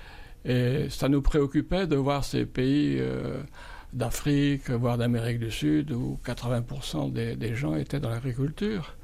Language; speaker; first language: French; native; French